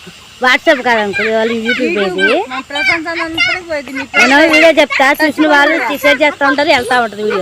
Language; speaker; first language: Telugu; native; Telugu